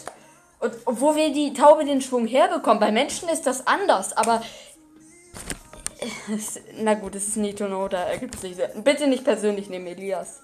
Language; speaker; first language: German; native; German